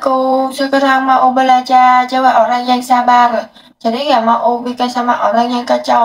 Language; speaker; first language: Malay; non-native, learner; Vietnamese